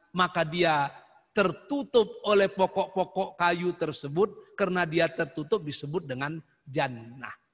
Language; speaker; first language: Indonesian; native; Indonesian